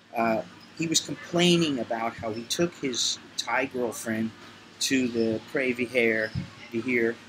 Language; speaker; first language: English; native; English